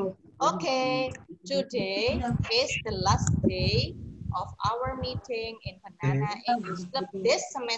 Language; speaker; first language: English; non-native, fluent; Indonesian